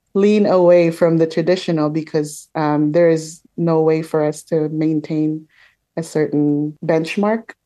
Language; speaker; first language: English; non-native, local second language; Filipino